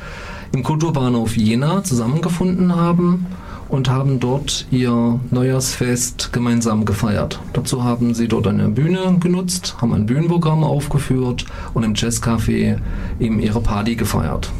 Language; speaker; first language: German; native; German